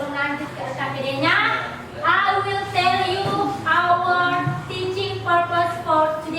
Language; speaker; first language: English; non-native, fluent; Indonesian